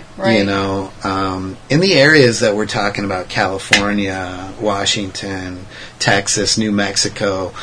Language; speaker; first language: English; native; English